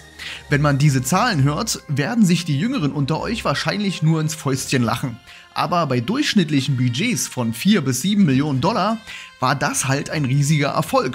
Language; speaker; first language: German; native; German